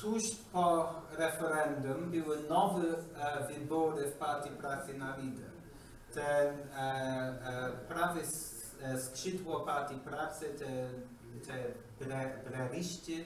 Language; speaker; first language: Polish; non-native, learner; English